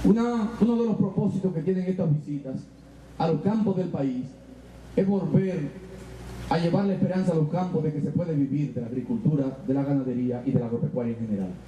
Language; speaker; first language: Spanish; native; Spanish